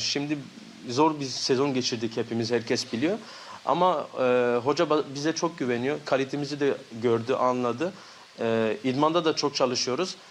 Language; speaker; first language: Turkish; early bilingual, heritage; Turkish